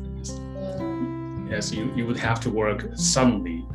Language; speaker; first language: English; non-native, fluent; Japanese